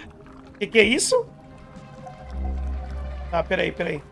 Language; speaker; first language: Portuguese; native; Portuguese